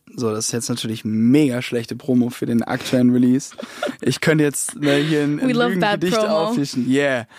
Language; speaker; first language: German; native; German